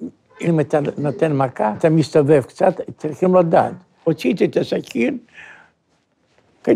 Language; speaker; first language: Hebrew; non-native, fluent; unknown